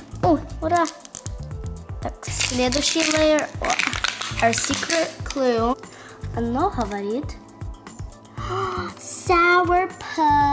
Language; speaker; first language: Russian; early bilingual, heritage; Russian